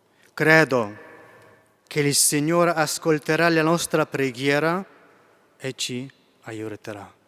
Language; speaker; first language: Italian; non-native, fluent; Ukrainian